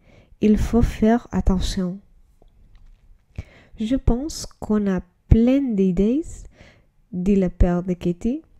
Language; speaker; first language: French; non-native, learner; English